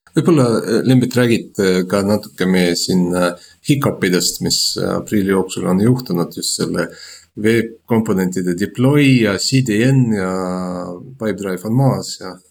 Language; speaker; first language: Estonian; non-native, local second language; Russian